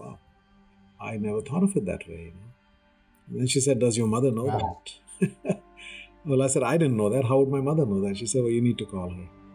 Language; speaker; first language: English; non-native, local second language; Hindi